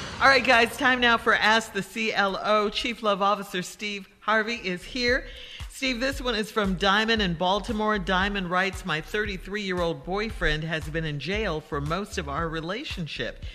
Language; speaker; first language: English; native; English